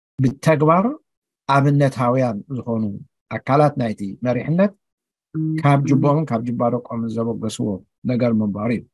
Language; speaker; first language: Tigrinya; native; Tigrinya